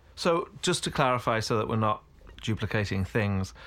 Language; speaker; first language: English; native; English